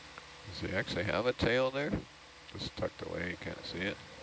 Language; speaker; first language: English; native; English